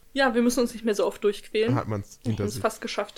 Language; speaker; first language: German; native; German